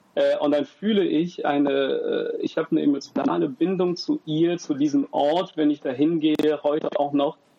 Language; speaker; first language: German; early bilingual, other home language; French